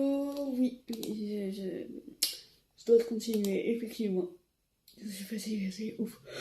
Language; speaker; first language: French; non-native, local second language; Arabic